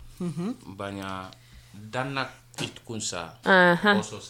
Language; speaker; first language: Basque; non-native, learner; Wolof